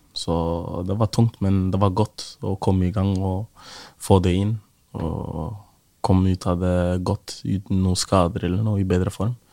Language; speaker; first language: Norwegian; early bilingual, other home language; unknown